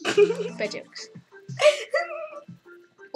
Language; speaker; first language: English; native; English